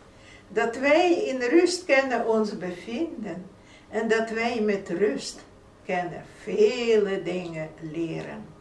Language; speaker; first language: Dutch; non-native, fluent; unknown